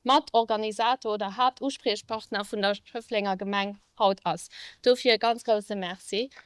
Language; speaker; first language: German; non-native, local second language; Luxembourgish